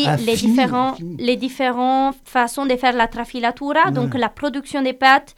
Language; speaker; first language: French; non-native, fluent; Italian